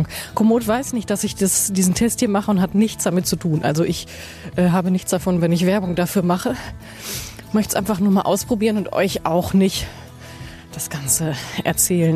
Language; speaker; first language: German; native; German